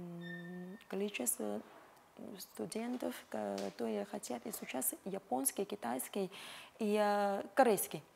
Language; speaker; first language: Russian; non-native, fluent; Vietnamese